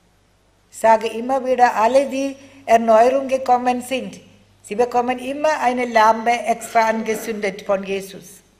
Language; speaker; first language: German; non-native, fluent; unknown